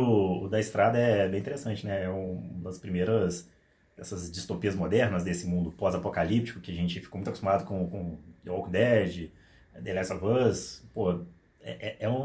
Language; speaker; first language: Portuguese; native; Portuguese